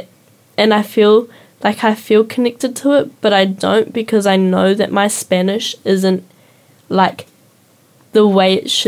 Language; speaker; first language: English; native; English